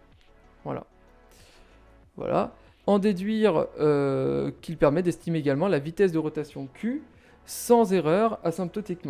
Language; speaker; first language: French; native; French